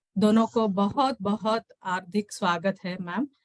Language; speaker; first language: Hindi; non-native, local second language; Telugu